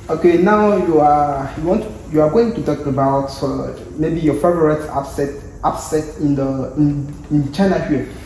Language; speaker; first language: English; non-native, learner; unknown